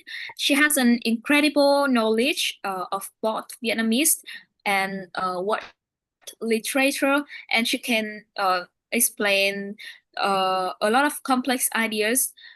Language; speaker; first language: English; non-native, learner; Vietnamese